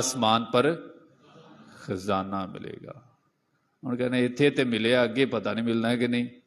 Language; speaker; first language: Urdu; non-native, local second language; Punjabi